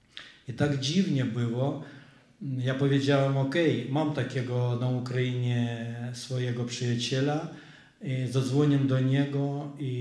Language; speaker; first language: Polish; non-native, fluent; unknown